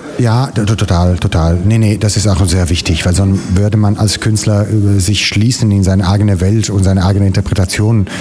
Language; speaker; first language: German; non-native, fluent; Italian